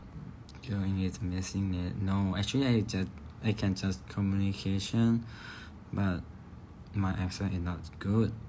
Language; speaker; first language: English; non-native, learner; Thai